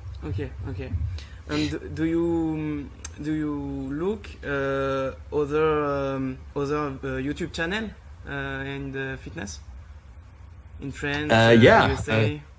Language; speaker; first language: English; non-native, learner; French